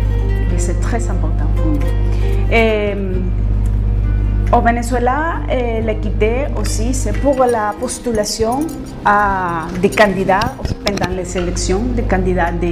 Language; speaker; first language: French; non-native, fluent; Spanish